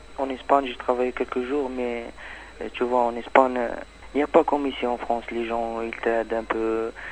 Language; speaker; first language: French; non-native, learner; Arabic